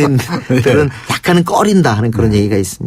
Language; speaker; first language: Korean; native; Korean